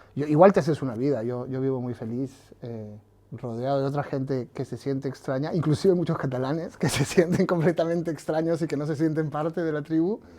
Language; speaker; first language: Spanish; native; Spanish